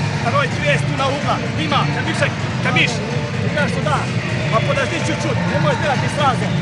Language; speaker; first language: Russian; non-native, learner; Croatian